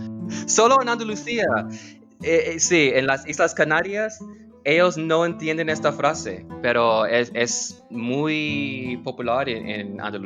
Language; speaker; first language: Spanish; non-native, learner; English